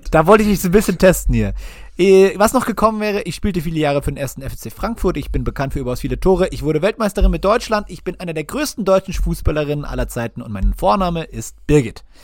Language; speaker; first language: German; native; German